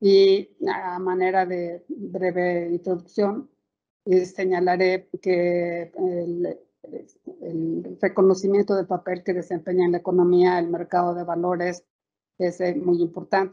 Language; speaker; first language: Spanish; native; Spanish